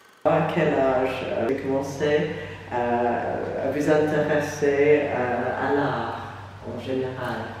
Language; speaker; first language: French; non-native, fluent; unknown